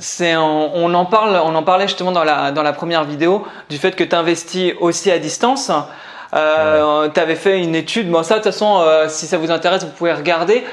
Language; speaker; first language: French; native; French